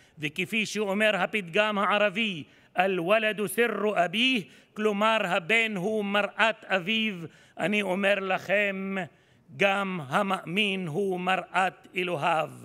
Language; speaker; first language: Hebrew; non-native, local second language; Arabic